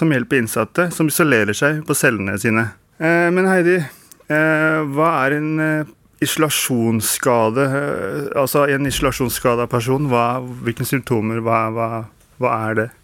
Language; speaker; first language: Norwegian; native; Norwegian